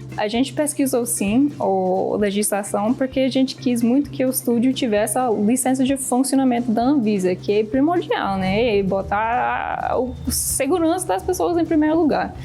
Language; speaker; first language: Portuguese; non-native, fluent; English